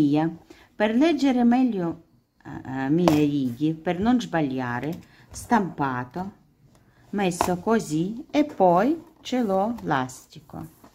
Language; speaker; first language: Italian; non-native, learner; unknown